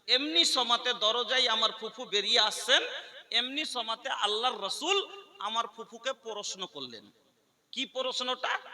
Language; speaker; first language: Bangla; non-native, local second language; Bhojpuri